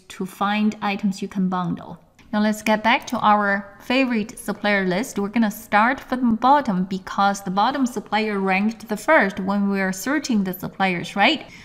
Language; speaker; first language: English; non-native, fluent; Chinese